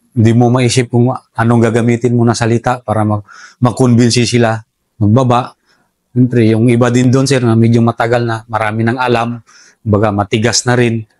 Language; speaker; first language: Filipino; non-native, local second language; Cebuano